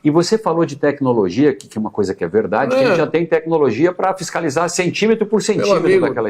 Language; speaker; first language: Portuguese; native; Portuguese